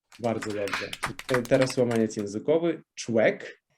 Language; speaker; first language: Polish; non-native, fluent; Russian